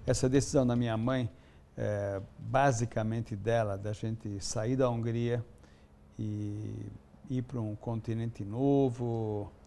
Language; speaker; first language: Portuguese; early bilingual, other home language; Hungarian